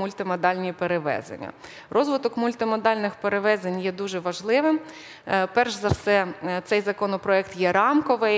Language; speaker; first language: Ukrainian; native; Ukrainian